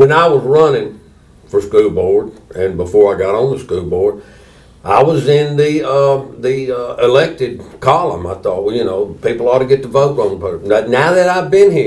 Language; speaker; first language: English; native; English